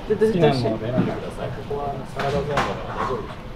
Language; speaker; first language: Japanese; native; Japanese